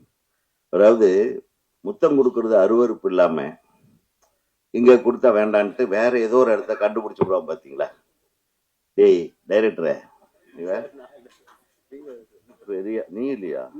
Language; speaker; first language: Tamil; native; Tamil